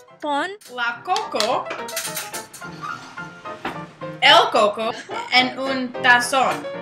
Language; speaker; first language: Spanish; non-native, learner; English